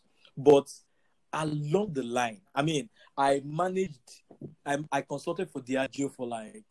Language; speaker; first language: English; non-native, local second language; Yoruba